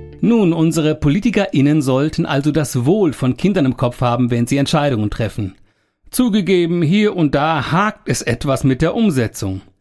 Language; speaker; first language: German; native; German